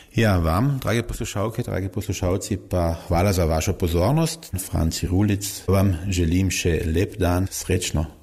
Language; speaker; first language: Slovenian; native; Slovenian